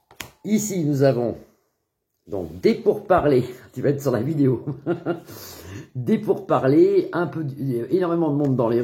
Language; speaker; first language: French; native; French